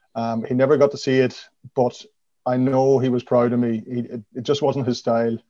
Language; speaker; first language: English; native; English